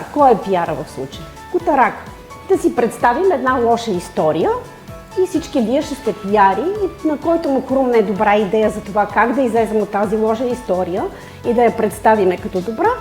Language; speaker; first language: Bulgarian; native; Bulgarian